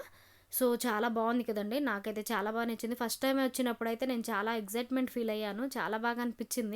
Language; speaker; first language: Telugu; native; Telugu